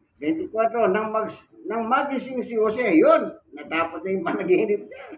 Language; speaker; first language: Filipino; non-native, local second language; Pampanga